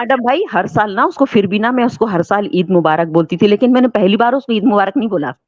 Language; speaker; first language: Hindi; native; Hindi